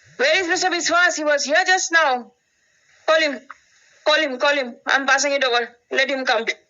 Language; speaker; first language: English; non-native, local second language; Bangla